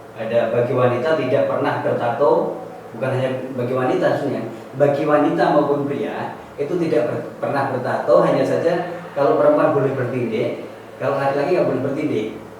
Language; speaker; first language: Indonesian; non-native, local second language; Javanese